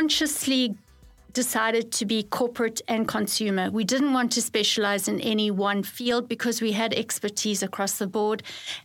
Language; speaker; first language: English; native; English